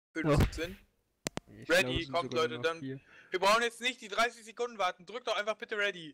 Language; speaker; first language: German; native; German